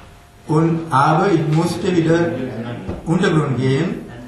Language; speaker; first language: German; non-native, fluent; Tamil